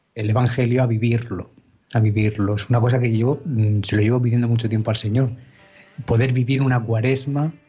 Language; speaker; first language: Spanish; native; Spanish